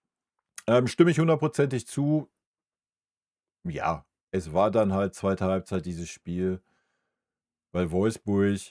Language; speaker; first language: German; native; German